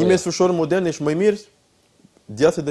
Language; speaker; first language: Albanian; non-native, learner; French